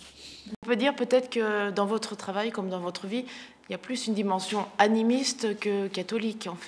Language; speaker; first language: French; native; French